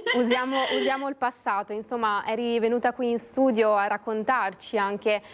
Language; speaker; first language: Italian; native; Italian